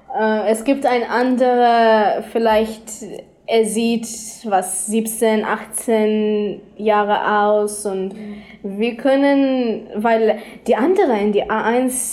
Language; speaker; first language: German; non-native, learner; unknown